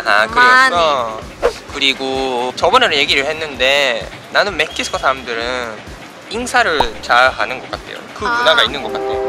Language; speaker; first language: Korean; non-native, fluent; Japanese